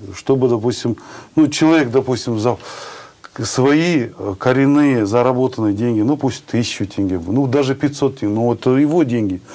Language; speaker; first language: Russian; non-native, local second language; Kazakh